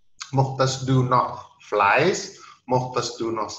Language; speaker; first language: German; non-native, fluent; Indonesian